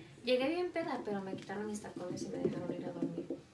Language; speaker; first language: Spanish; early bilingual, other home language; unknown